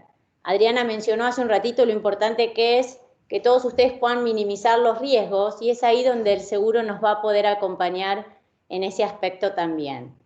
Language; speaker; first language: Spanish; native; Spanish